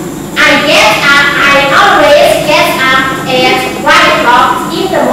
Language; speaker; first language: English; non-native, learner; Khmer